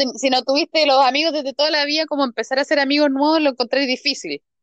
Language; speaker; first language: Spanish; native; Spanish